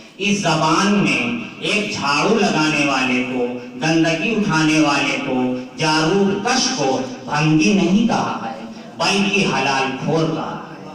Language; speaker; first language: Urdu; native; Urdu